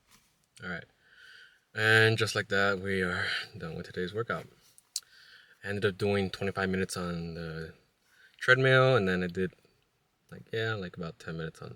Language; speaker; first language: English; native; English